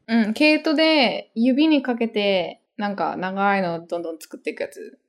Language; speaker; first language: Japanese; native; Japanese